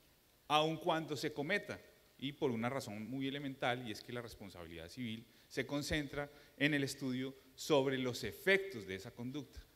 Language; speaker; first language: Spanish; native; Spanish